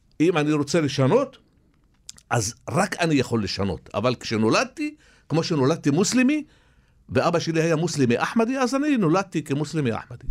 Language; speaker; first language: Hebrew; non-native, local second language; Arabic